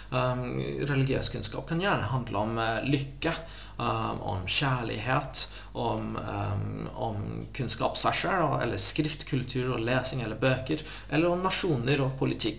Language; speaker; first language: Norwegian; non-native, fluent; English